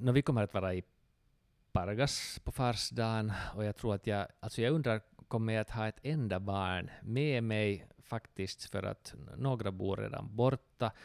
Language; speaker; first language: Swedish; native; Swedish